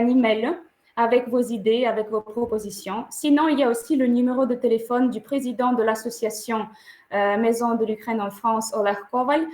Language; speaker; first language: French; non-native, fluent; Ukrainian